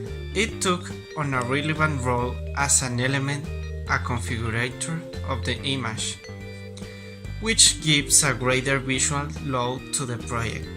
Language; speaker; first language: English; non-native, learner; Spanish